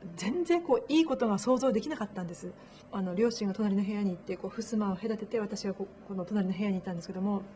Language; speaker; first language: Japanese; native; Japanese